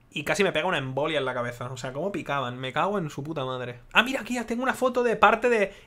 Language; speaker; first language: Spanish; native; Spanish